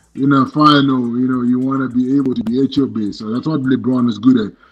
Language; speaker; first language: English; non-native, local second language; Shona